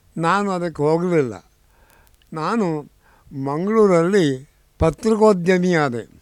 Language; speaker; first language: Kannada; non-native, local second language; Tulu